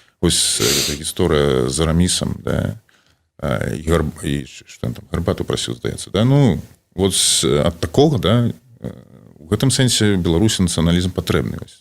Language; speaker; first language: Belarusian; non-native, local second language; Russian